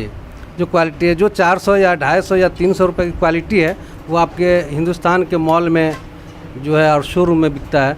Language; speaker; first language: Hindi; native; Hindi